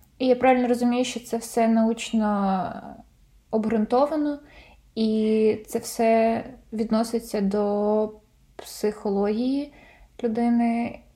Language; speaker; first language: Ukrainian; non-native, local second language; Russian